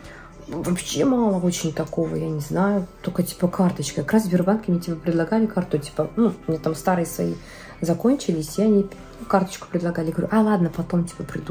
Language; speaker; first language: Russian; native; Russian